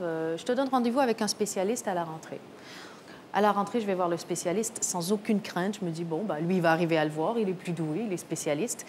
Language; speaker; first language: French; native; French